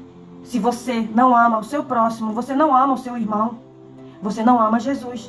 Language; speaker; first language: Portuguese; native; Portuguese